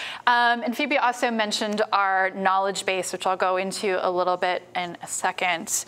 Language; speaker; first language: English; native; English